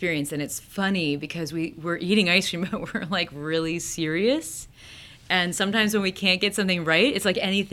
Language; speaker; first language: English; native; English